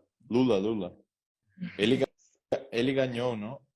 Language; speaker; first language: Portuguese; non-native, learner; Spanish